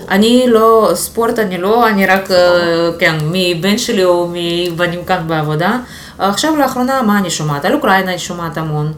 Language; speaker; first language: Hebrew; non-native, fluent; Russian